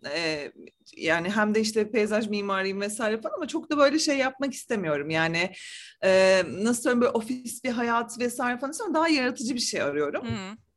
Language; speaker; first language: Turkish; native; Turkish